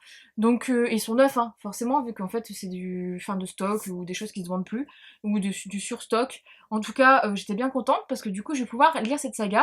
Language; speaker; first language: French; native; French